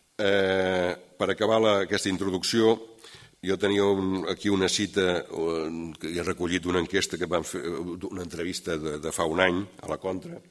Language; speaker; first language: Catalan; native; Catalan